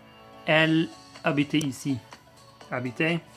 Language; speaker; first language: French; non-native, learner; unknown